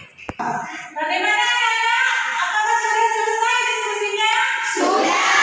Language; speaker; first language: Indonesian; native; Indonesian